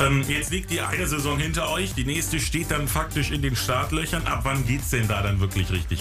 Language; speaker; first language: German; native; German